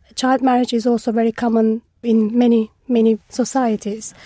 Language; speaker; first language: English; non-native, fluent; Turkish